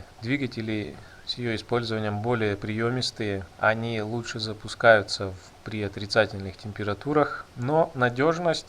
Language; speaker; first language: Russian; native; Russian